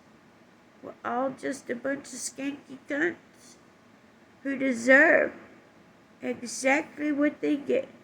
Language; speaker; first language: English; native; English